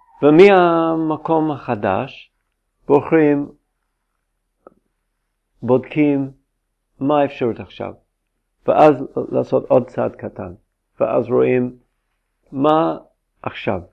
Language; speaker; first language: Hebrew; non-native, fluent; English